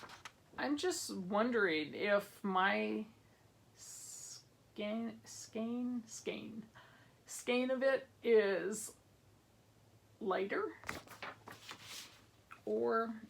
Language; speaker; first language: English; native; English